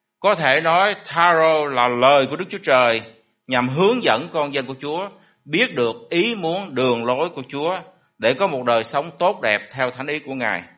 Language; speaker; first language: Vietnamese; native; Vietnamese